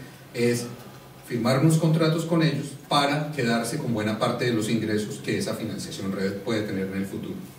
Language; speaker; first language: Spanish; native; Spanish